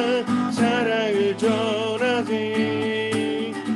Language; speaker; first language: Korean; native; Korean